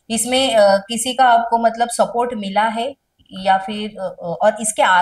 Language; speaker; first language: Hindi; non-native, local second language; Marathi